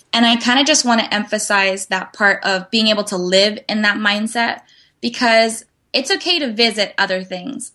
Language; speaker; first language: English; native; English